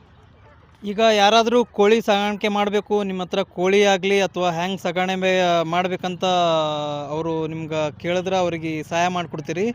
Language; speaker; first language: Kannada; native; Kannada